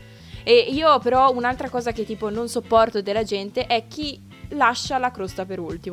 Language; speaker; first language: Italian; native; Italian